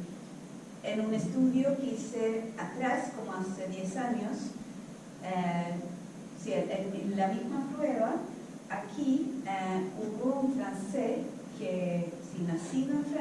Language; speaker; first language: Spanish; non-native, fluent; Swedish